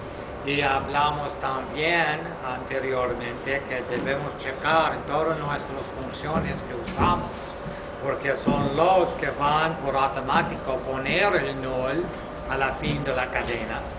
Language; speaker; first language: Spanish; non-native, fluent; English